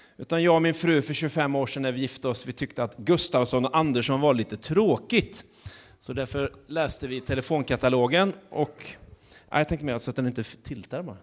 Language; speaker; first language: Swedish; native; Swedish